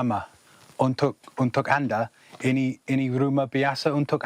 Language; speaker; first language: Indonesian; non-native, learner; English